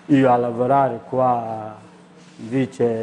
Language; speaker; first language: Italian; non-native, learner; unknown